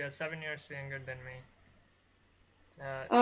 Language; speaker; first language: English; non-native, learner; Bangla